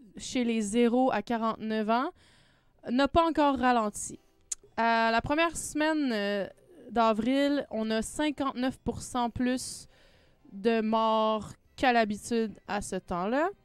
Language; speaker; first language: French; native; French